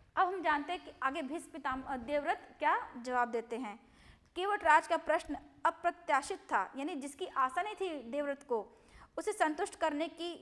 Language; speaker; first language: Hindi; non-native, local second language; Gujarati